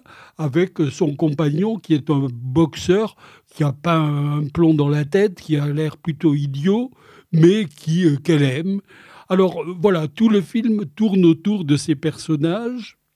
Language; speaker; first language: French; native; French